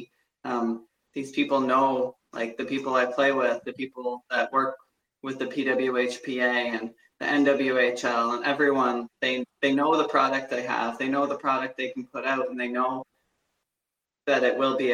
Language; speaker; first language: English; native; English